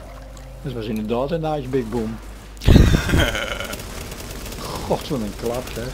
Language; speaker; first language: Dutch; native; Dutch